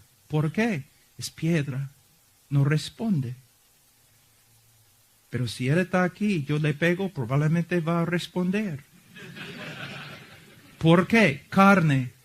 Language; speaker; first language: Spanish; non-native, fluent; English